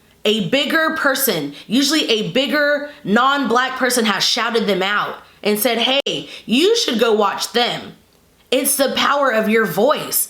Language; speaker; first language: English; native; English